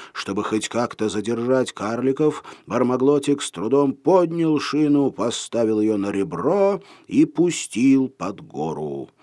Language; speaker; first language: Russian; native; Russian